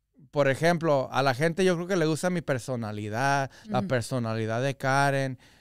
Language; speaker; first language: Spanish; early bilingual, heritage; Spanish